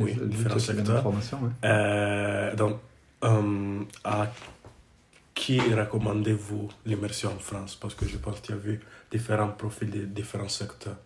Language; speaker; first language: French; non-native, learner; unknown